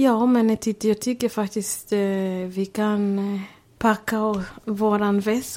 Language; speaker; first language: Swedish; non-native, fluent; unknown